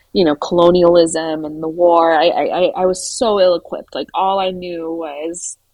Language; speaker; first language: English; native; English